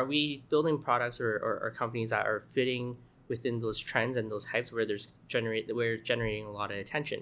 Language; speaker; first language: English; native; English